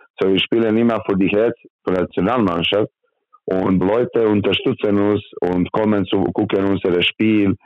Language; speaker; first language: German; non-native, learner; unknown